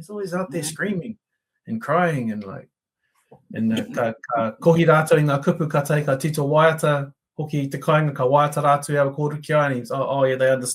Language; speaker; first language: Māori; non-native, local second language; English